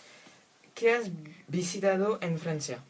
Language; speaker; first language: Spanish; non-native, learner; French